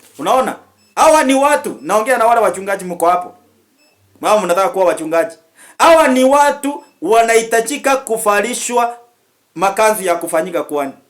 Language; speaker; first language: Swahili; native; Swahili